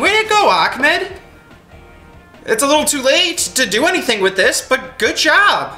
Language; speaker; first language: English; native; English